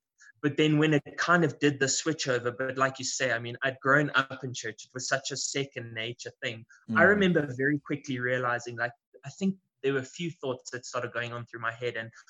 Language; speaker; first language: English; native; English